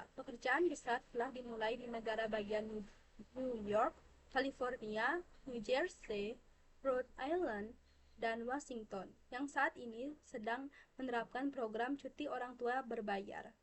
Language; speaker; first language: Indonesian; non-native, local second language; Balinese